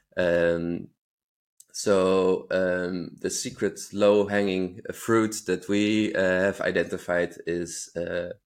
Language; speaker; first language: English; non-native, fluent; Dutch